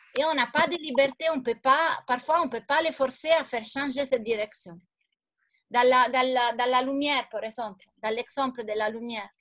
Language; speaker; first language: French; non-native, fluent; Italian